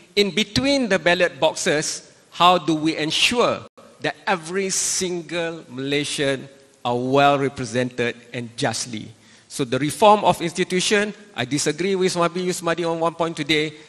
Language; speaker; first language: English; non-native, local second language; Malay